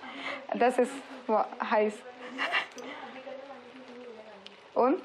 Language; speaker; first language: German; non-native, fluent; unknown